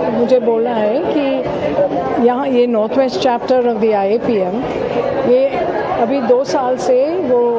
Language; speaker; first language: Hindi; non-native, local second language; Punjabi